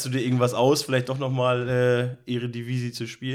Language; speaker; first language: German; native; German